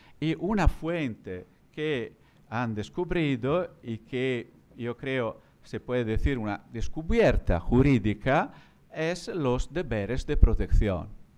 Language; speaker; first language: Spanish; non-native, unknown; Italian